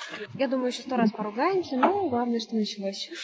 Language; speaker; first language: Russian; native; Russian